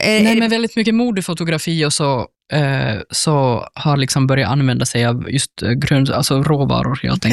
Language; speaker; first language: Swedish; native; Swedish